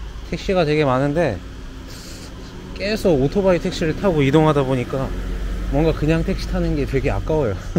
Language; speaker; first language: Korean; native; Korean